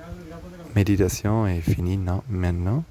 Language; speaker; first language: French; non-native, learner; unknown